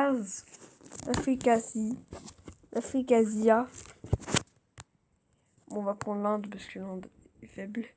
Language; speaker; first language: French; native; French